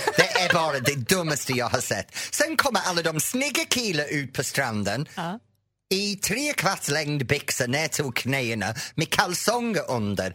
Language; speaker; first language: Swedish; non-native, fluent; English